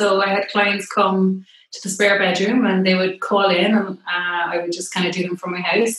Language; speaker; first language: English; native; English